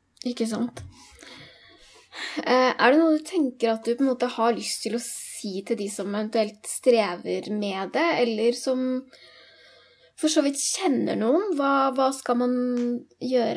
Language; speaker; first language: Norwegian; native; Norwegian